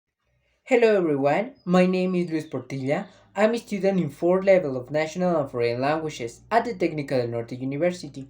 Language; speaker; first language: English; non-native, fluent; Spanish